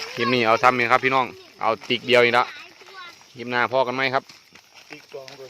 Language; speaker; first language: Thai; native; Thai